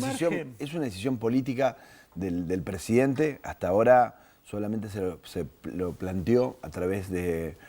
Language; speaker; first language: Spanish; native; Spanish